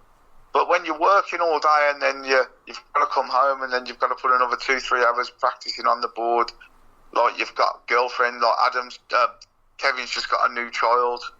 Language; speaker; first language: English; native; English